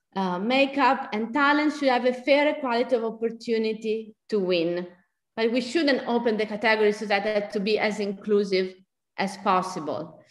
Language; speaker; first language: English; non-native, fluent; Italian